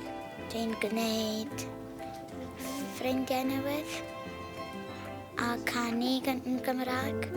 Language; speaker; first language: Welsh; non-native, learner; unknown